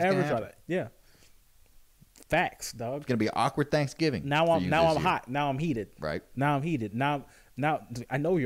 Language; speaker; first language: English; native; English